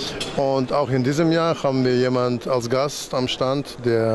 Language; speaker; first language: German; non-native, fluent; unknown